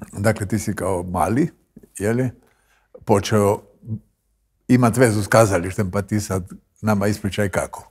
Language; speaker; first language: Croatian; native; Croatian